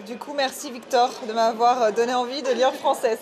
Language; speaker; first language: French; native; French